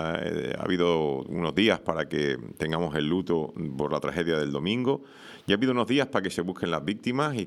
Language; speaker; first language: Spanish; native; Spanish